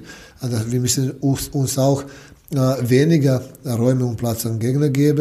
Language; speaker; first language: German; non-native, learner; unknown